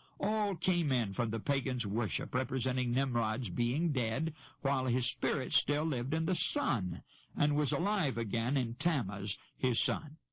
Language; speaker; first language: English; native; English